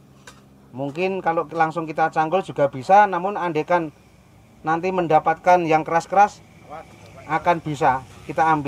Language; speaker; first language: Indonesian; non-native, local second language; Javanese